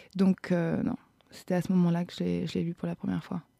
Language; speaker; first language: French; non-native, fluent; German